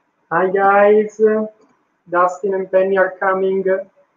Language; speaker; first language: English; non-native, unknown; Italian